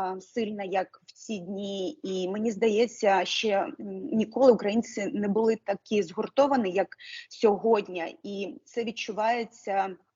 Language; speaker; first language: Ukrainian; non-native, local second language; Russian